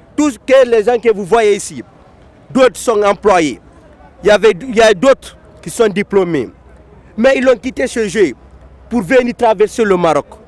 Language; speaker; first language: French; non-native, local second language; Fula